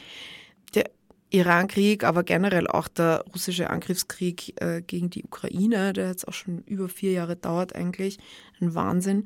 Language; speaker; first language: German; native; German